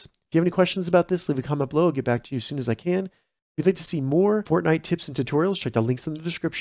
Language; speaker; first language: English; native; English